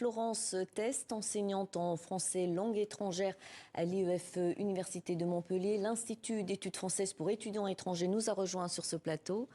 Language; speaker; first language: French; native; French